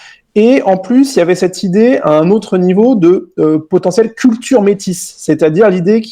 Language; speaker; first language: French; native; French